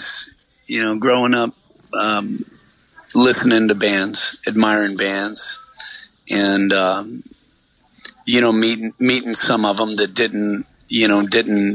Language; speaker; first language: English; native; English